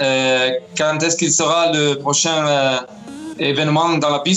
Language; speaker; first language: French; non-native, fluent; Italian